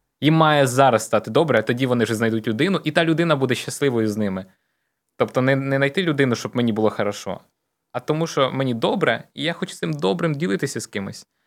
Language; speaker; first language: Ukrainian; non-native, local second language; Russian